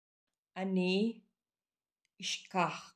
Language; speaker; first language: English; non-native, local second language; Filipino